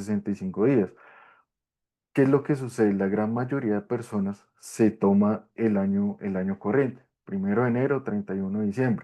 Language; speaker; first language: Spanish; native; Spanish